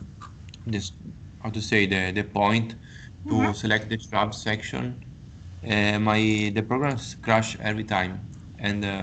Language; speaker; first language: English; non-native, learner; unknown